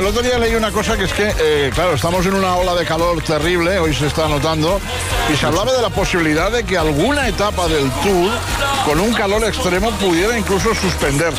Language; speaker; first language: Spanish; native; Spanish